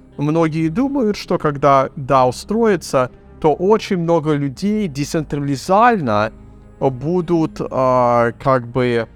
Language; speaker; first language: Russian; early bilingual, heritage; Russian